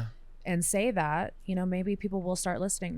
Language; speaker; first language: English; native; English